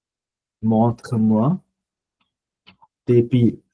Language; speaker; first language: French; non-native, learner; Punjabi